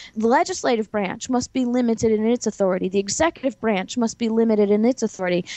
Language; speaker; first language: English; native; English